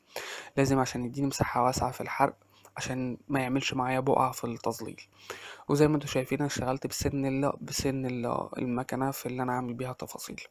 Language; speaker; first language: Arabic; native; Arabic